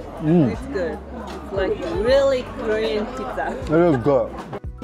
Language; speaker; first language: English; non-native, learner; Mongolian